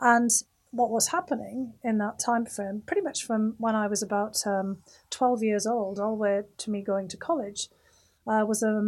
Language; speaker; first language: English; native; English